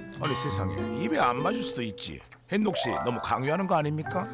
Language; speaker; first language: Korean; native; Korean